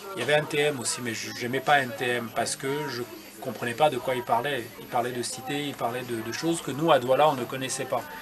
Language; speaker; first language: French; non-native, local second language; Duala